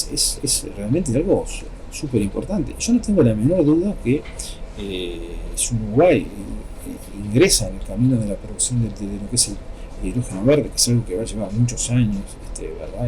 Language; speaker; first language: Spanish; native; Spanish